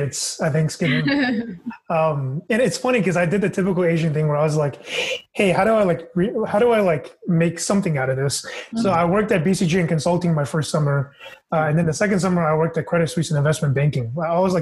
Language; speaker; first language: English; native; English